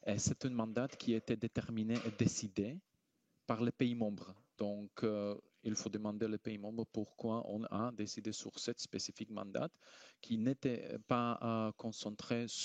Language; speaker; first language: French; non-native, fluent; Slovak